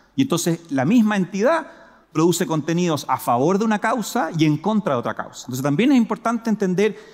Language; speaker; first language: Spanish; native; Spanish